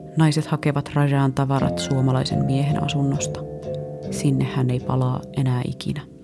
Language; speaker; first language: Finnish; native; Finnish